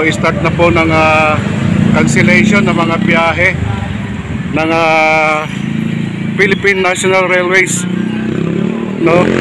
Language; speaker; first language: Filipino; native; Filipino